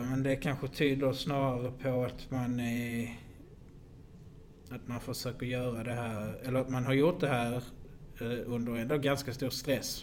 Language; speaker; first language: Swedish; native; Swedish